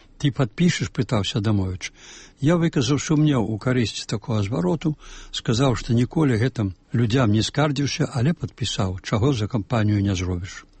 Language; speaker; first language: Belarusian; native; Belarusian